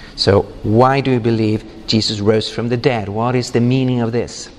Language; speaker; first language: English; non-native, fluent; Swedish